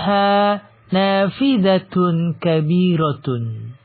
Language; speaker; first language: Arabic; non-native, fluent; Indonesian